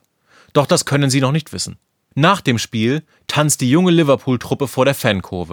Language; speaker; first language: German; native; German